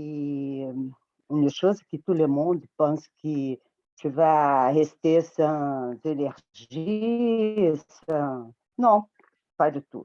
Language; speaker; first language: French; non-native, learner; Portuguese